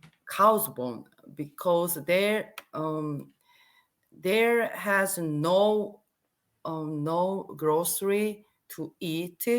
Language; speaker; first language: English; non-native, learner; Korean